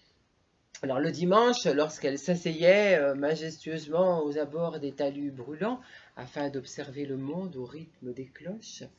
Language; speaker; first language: French; native; French